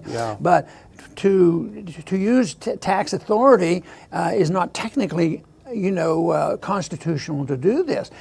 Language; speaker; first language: English; native; English